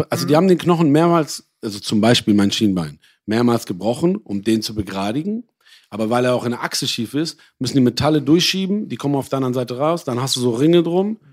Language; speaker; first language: German; early bilingual, other home language; Persian